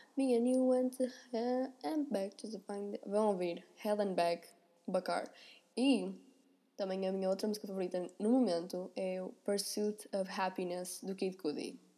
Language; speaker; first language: Portuguese; native; Portuguese